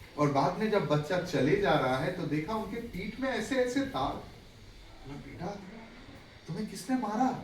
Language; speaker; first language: Hindi; non-native, local second language; Bangla